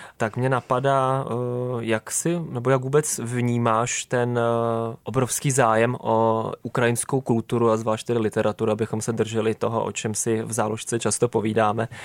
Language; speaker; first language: Czech; native; Czech